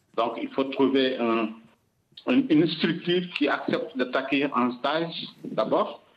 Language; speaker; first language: French; non-native, local second language; Wolof